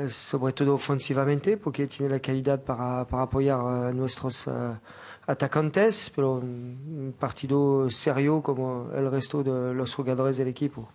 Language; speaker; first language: Spanish; non-native, fluent; French